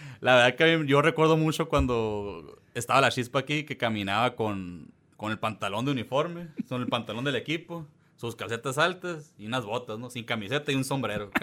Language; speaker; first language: Spanish; early bilingual, heritage; Spanish